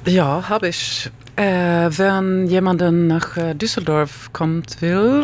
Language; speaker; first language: German; non-native, learner; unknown